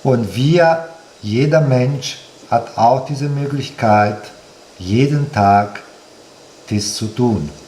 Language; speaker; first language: German; non-native, fluent; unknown